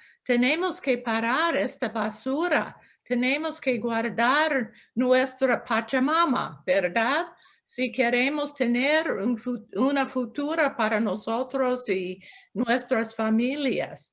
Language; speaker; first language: Spanish; non-native, local second language; English